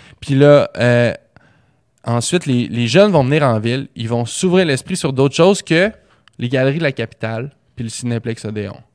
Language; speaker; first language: French; native; French